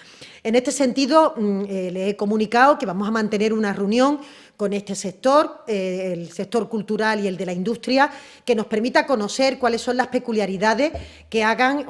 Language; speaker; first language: Spanish; native; Spanish